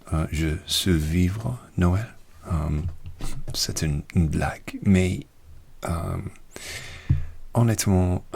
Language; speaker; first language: French; non-native, learner; English